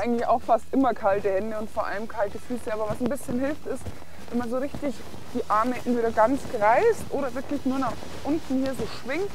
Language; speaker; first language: German; native; German